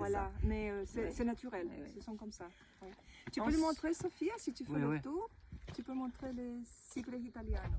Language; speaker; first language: French; non-native, fluent; Spanish